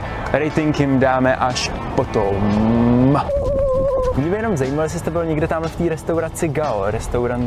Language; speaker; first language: Czech; native; Czech